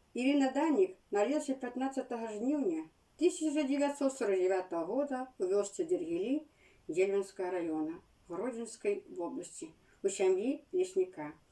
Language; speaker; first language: Belarusian; native; Belarusian